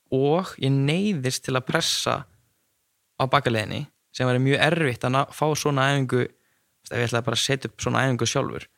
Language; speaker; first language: Icelandic; native; Icelandic